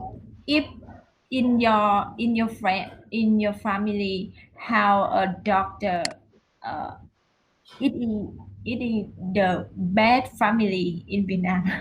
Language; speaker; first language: English; non-native, learner; Vietnamese